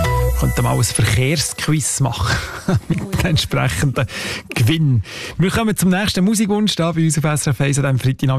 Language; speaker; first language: German; native; German